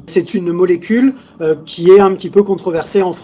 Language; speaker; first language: French; native; French